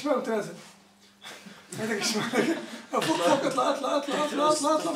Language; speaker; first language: Arabic; native; Arabic